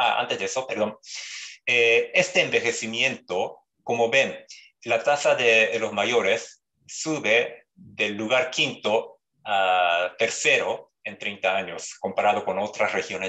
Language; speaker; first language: Spanish; non-native, fluent; Japanese